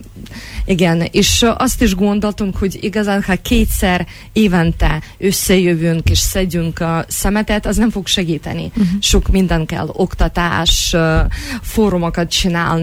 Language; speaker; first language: Hungarian; non-native, fluent; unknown